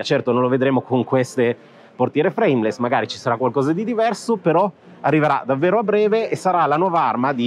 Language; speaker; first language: Italian; native; Italian